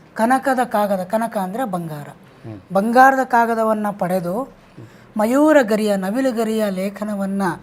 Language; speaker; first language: Kannada; native; Kannada